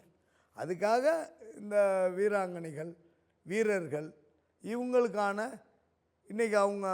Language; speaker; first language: Tamil; native; Tamil